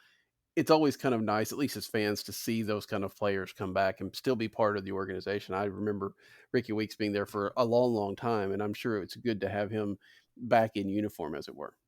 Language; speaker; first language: English; native; English